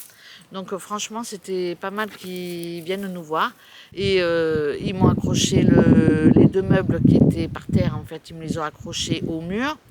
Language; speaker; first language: French; native; French